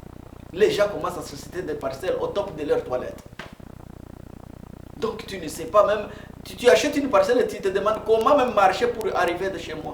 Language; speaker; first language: French; non-native, local second language; Swahili